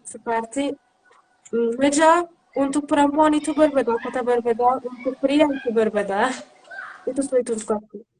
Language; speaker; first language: Indonesian; non-native, learner; Turkish